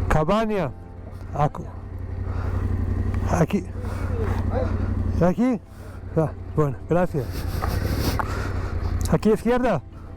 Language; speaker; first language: Spanish; non-native, learner; Persian